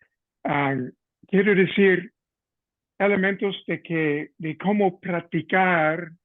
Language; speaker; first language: Spanish; non-native, fluent; English